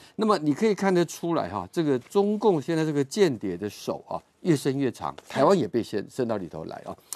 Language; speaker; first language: Chinese; native; Chinese